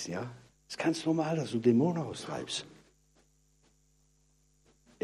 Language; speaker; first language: German; non-native, fluent; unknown